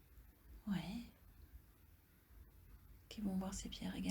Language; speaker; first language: French; native; French